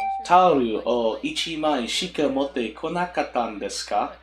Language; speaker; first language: Japanese; non-native, learner; English